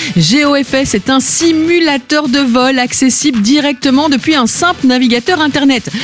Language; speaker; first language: French; native; French